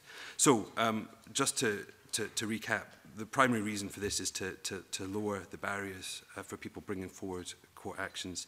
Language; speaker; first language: English; native; English